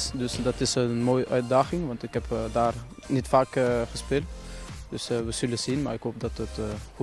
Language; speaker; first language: Dutch; non-native, fluent; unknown